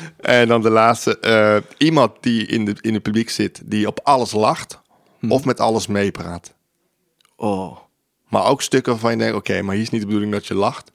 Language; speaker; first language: Dutch; native; Dutch